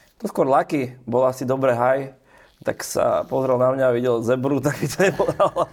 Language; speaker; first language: Slovak; native; Slovak